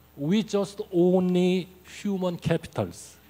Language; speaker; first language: English; non-native, learner; Korean